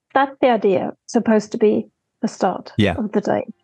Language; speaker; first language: English; non-native, fluent; German